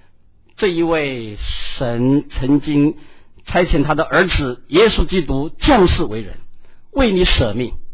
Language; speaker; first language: Chinese; native; Chinese